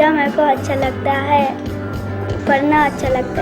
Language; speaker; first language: Hindi; early bilingual, other home language; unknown